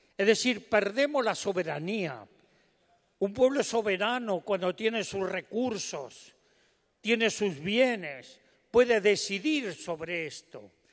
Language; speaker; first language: Spanish; native; Spanish